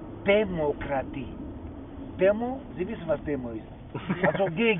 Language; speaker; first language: German; non-native, learner; Greek